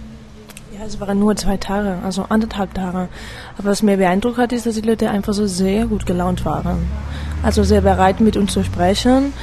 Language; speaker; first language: German; non-native, fluent; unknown